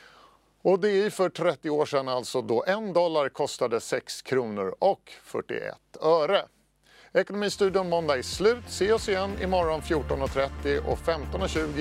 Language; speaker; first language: Swedish; native; Swedish